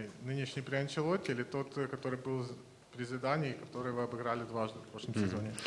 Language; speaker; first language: Russian; native; Russian